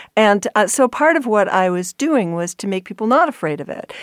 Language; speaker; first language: English; native; English